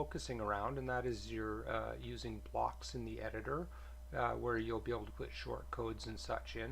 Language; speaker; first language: English; native; English